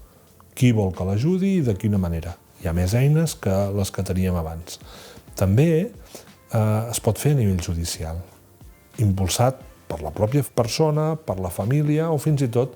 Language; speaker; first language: Catalan; native; Catalan